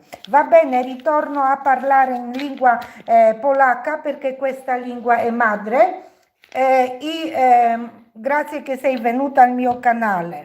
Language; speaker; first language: Italian; non-native, learner; Polish